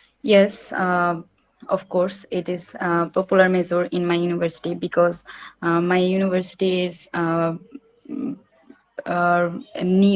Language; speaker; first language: English; non-native, learner; Bangla